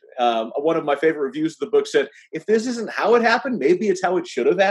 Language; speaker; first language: English; native; English